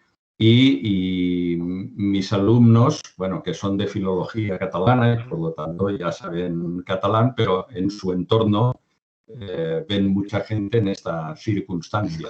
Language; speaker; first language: Spanish; non-native, local second language; Catalan